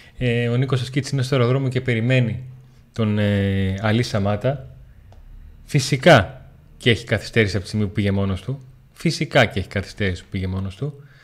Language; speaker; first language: Greek; native; Greek